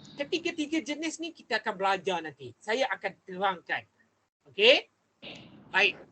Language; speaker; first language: Malay; native; Malay